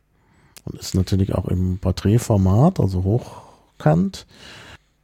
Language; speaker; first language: German; native; German